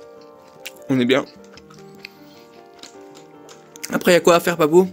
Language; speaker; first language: French; native; French